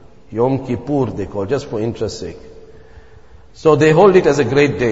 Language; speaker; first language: English; native; English